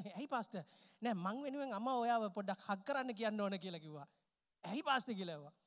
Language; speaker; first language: Sinhala; non-native, local second language; Tamil